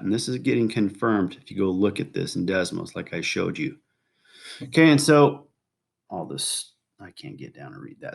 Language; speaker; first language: English; native; English